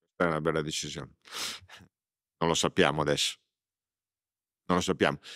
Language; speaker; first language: Italian; native; Italian